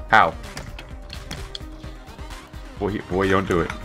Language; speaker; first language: English; native; English